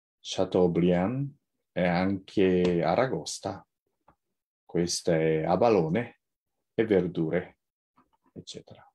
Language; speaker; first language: Italian; non-native, fluent; Japanese